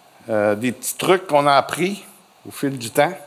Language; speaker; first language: French; native; French